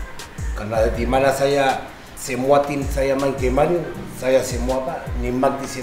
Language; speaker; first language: Indonesian; non-native, learner; Spanish